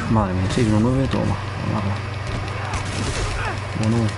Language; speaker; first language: Spanish; native; Spanish